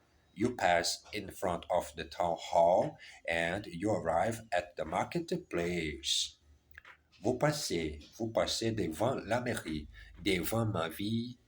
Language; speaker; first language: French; non-native, learner; German